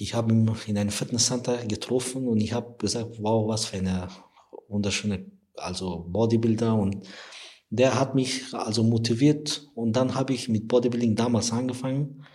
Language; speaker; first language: German; non-native, learner; Persian